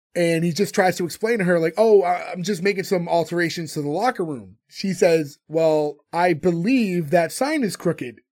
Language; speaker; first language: English; native; English